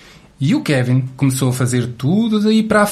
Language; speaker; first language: Portuguese; native; Portuguese